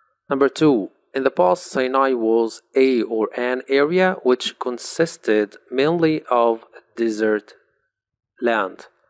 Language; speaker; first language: English; non-native, fluent; Arabic